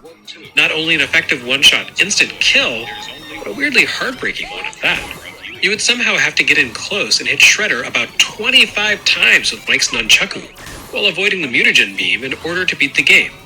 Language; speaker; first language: English; native; English